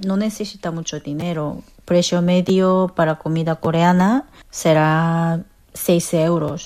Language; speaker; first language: Spanish; non-native, fluent; Korean